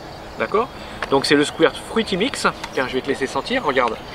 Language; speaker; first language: French; native; French